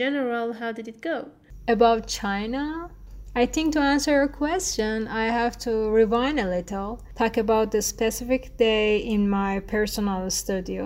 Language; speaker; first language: English; non-native, fluent; Persian